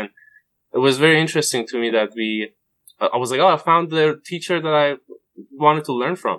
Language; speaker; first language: English; non-native, fluent; Persian